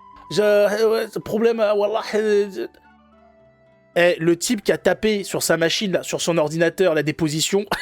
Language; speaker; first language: French; native; French